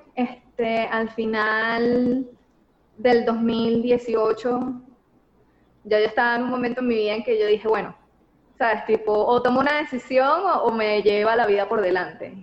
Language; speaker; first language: Spanish; native; Spanish